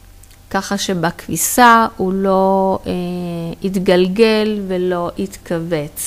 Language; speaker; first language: Hebrew; non-native, fluent; Italian